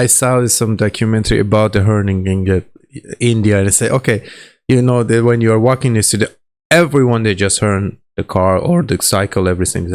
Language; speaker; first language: English; non-native, learner; Persian